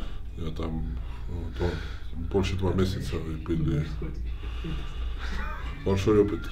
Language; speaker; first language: Russian; non-native, fluent; Georgian